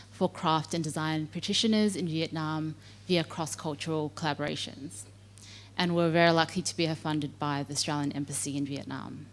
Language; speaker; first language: English; native; English